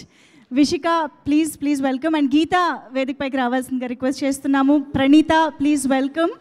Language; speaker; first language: Telugu; native; Telugu